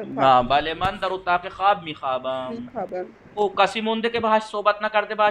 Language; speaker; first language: Persian; non-native, fluent; Urdu